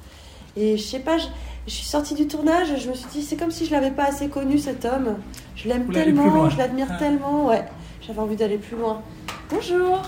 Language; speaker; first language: French; native; French